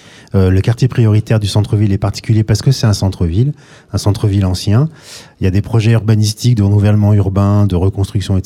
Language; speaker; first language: French; native; French